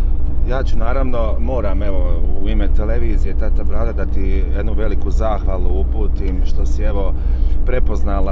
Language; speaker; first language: Bosnian; native; Bosnian